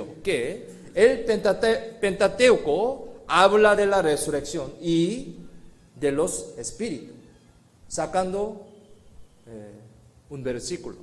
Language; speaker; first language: Spanish; non-native, fluent; Korean